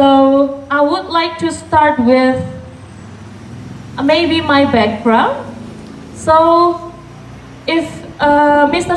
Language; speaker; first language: English; non-native, fluent; Indonesian